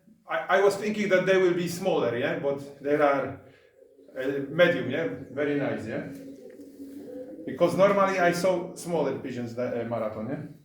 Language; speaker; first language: English; non-native, learner; Polish